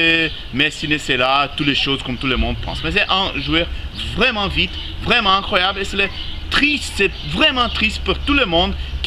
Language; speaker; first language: French; non-native, learner; Spanish